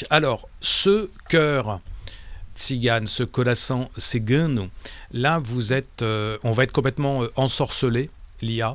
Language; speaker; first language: French; native; French